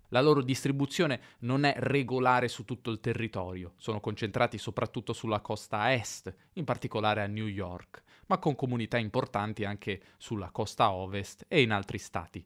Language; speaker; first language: Italian; native; Italian